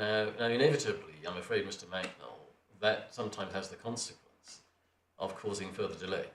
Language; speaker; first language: English; native; English